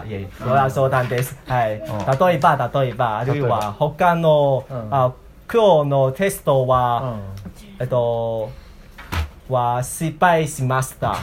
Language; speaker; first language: Japanese; non-native, learner; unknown